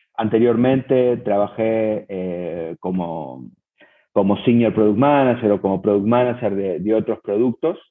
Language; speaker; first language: Spanish; native; Spanish